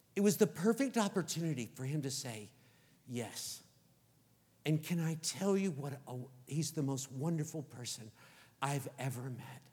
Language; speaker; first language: English; native; English